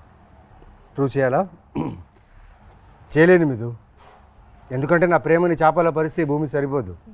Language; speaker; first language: Telugu; native; Telugu